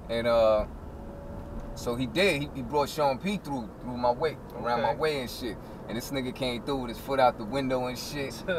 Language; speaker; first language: English; native; English